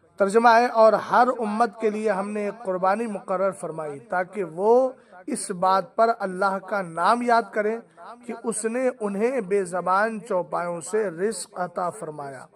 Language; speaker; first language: Urdu; native; Urdu